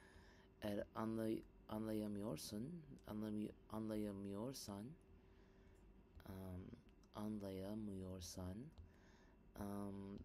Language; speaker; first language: Turkish; non-native, learner; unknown